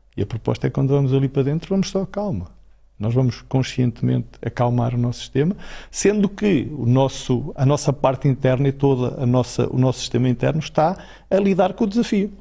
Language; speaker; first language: Portuguese; native; Portuguese